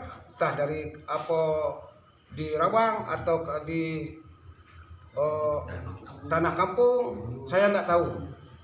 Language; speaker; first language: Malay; non-native, local second language; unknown